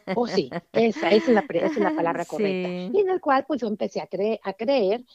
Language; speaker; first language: Spanish; native; Spanish